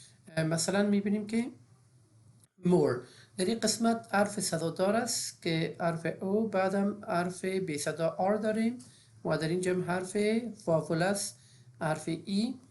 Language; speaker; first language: Persian; native; Persian